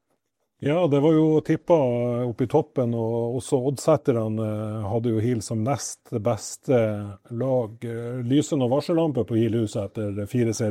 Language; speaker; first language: Norwegian; native; Norwegian